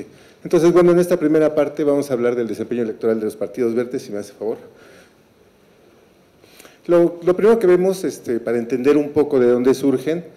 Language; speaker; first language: Spanish; native; Spanish